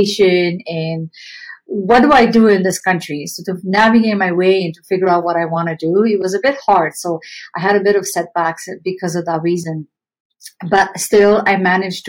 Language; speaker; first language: English; non-native, fluent; Romanian